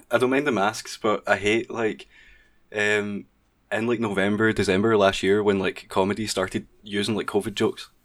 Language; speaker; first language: English; native; English